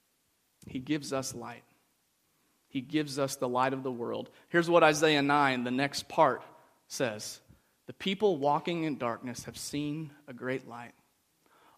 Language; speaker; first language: English; native; English